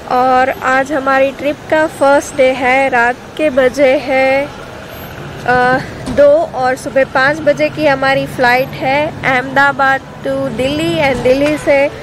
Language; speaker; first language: Hindi; non-native, local second language; Gujarati